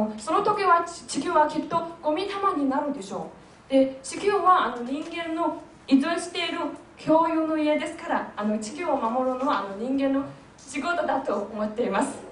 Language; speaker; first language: Japanese; non-native, fluent; Chinese